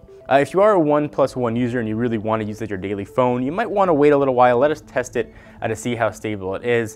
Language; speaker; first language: English; native; English